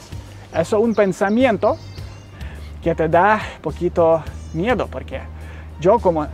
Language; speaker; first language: Spanish; non-native, learner; Ukrainian